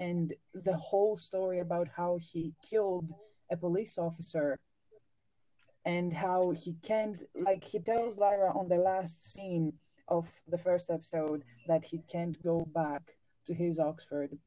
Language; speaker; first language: English; non-native, fluent; Greek